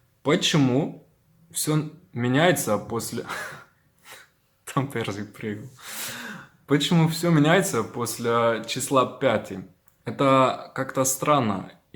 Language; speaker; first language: Russian; non-native, learner; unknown